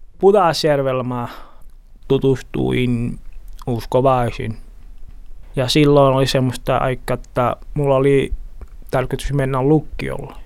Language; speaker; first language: Finnish; non-native, learner; Portuguese